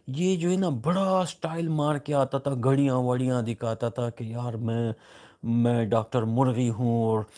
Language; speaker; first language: Urdu; non-native, local second language; Pashto